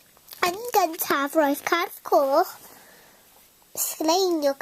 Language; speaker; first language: Welsh; non-native, local second language; English